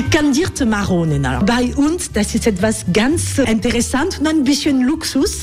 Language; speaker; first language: German; non-native, learner; French